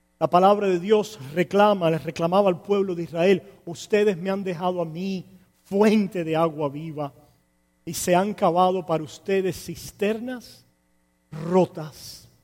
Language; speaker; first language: Spanish; native; Spanish